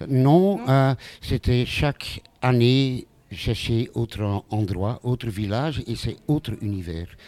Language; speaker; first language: French; non-native, local second language; Dutch